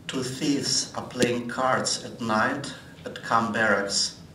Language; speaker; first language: English; non-native, fluent; Russian